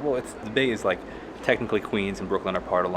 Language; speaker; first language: English; native; English